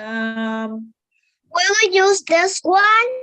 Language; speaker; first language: English; non-native, learner; Vietnamese